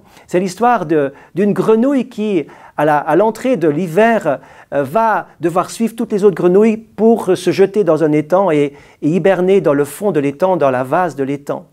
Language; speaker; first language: French; native; French